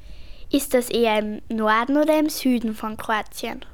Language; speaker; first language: German; native; German